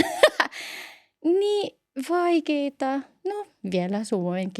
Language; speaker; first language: Finnish; non-native, learner; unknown